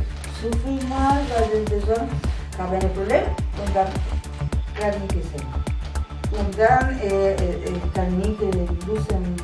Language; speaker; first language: German; non-native, learner; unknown